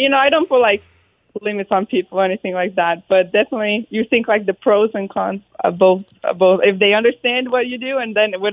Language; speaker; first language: English; native; English